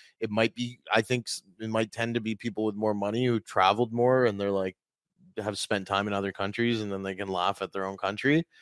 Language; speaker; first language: English; native; English